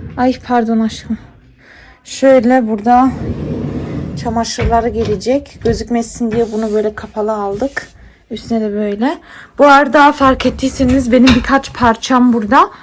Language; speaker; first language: Turkish; early bilingual, heritage; Turkish